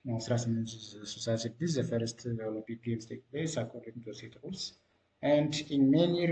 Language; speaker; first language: English; non-native, local second language; Amharic